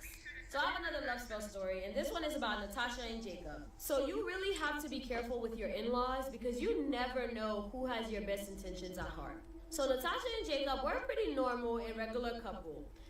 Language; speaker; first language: English; early bilingual, other home language; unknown